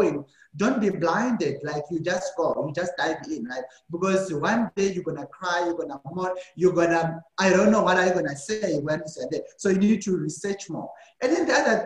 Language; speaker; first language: English; non-native, local second language; Shona